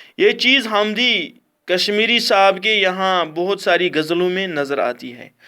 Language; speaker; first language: Urdu; non-native, local second language; Kashmiri